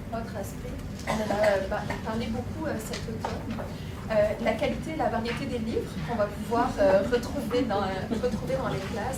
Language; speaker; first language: French; native; French